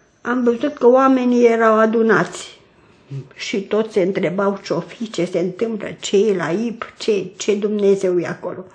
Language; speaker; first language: Romanian; native; Romanian